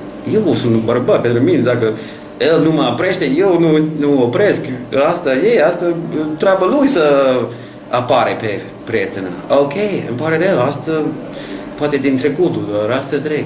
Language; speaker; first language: Romanian; non-native, learner; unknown